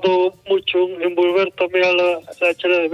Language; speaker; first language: Spanish; non-native, local second language; Galician